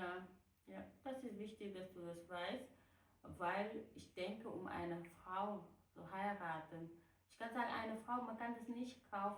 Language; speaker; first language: German; non-native, fluent; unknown